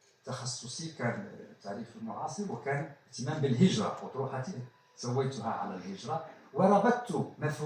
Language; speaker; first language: Arabic; native; Arabic